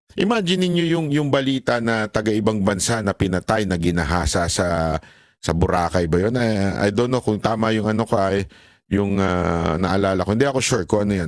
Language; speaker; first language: Filipino; native; Filipino